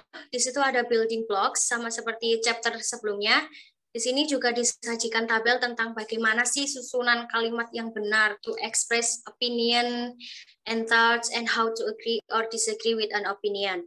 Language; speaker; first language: Indonesian; native; Indonesian